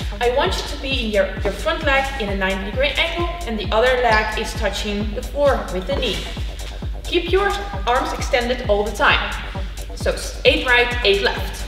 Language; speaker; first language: English; non-native, fluent; Dutch